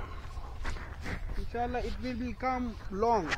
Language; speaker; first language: English; non-native, learner; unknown